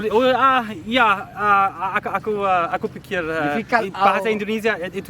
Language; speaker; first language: Indonesian; non-native, learner; English